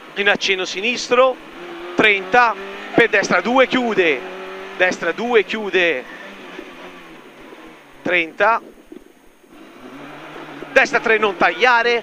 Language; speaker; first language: Italian; native; Italian